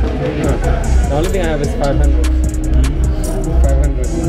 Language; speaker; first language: English; non-native, local second language; Hindi